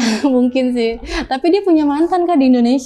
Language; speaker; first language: Indonesian; native; Indonesian